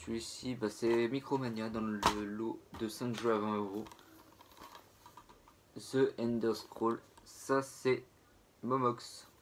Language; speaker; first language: French; native; French